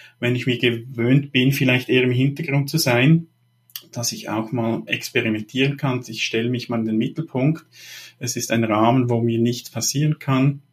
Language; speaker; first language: German; native; German